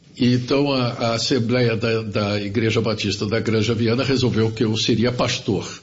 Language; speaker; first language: Portuguese; early bilingual, other home language; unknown